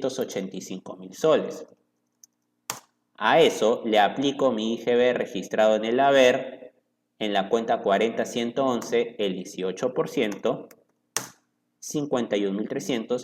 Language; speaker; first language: Spanish; native; Spanish